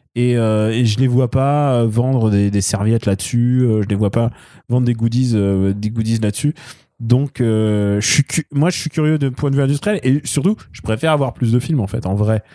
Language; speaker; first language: French; early bilingual, other home language; Russian